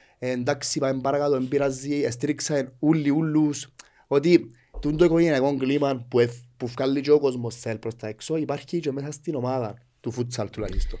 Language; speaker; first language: Greek; native; Greek